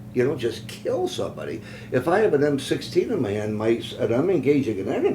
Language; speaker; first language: English; native; English